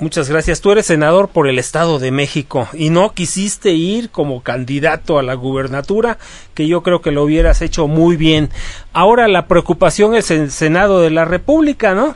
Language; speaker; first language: Spanish; native; Spanish